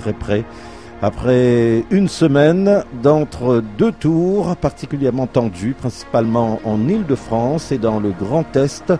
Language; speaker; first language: French; native; French